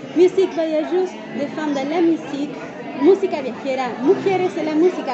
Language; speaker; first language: French; non-native, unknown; Spanish